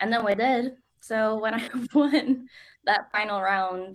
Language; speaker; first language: English; non-native, fluent; Norwegian